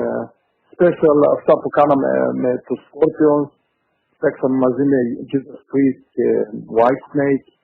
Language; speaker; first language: Greek; early bilingual, heritage; Greek